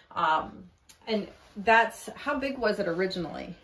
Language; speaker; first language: English; native; English